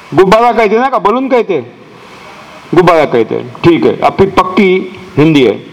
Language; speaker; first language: Hindi; non-native, local second language; Marathi